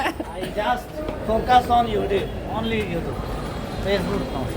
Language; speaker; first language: English; non-native, learner; Bangla